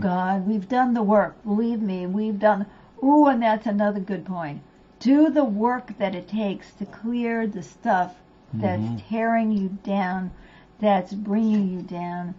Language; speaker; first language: English; native; English